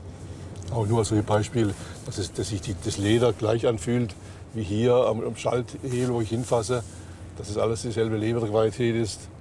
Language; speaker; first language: German; native; German